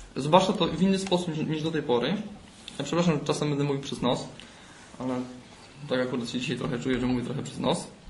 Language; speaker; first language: Polish; native; Polish